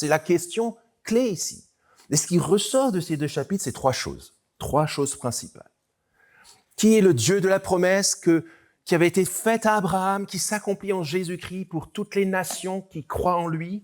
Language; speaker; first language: French; native; French